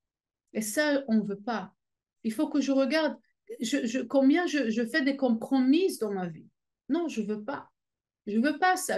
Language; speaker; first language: French; non-native, fluent; Hebrew